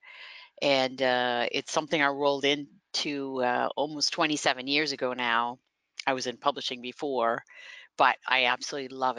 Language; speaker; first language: English; non-native, fluent; Dutch